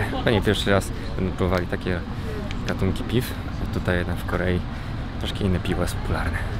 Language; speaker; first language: Polish; native; Polish